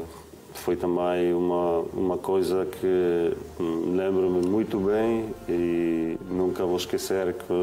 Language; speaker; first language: Portuguese; non-native, fluent; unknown